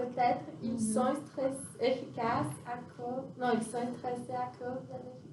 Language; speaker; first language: French; non-native, fluent; Portuguese